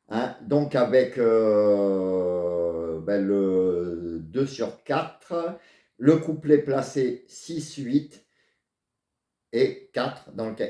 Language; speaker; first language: French; native; French